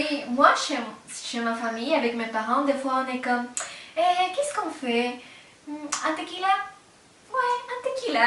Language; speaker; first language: French; non-native, fluent; Spanish